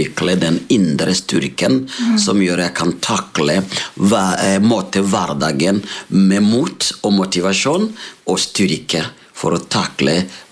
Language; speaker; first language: Norwegian; non-native, fluent; Rundi